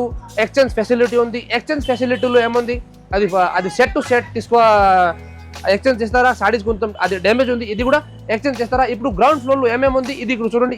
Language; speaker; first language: Telugu; non-native, local second language; Urdu